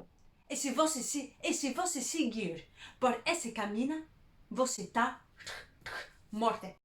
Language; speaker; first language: Portuguese; non-native, learner; Danish